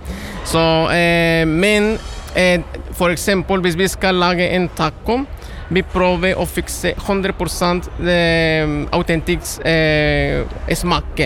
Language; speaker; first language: Norwegian; non-native, learner; Spanish